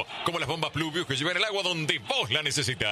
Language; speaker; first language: Spanish; native; Spanish